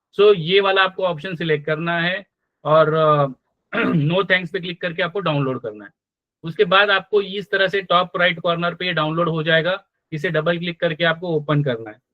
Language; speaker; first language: Hindi; non-native, local second language; Marathi